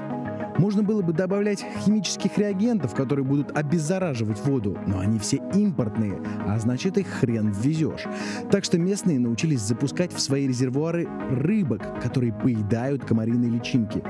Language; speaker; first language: Russian; native; Russian